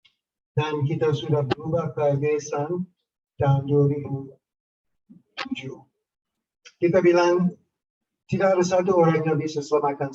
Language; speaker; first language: Indonesian; non-native, fluent; English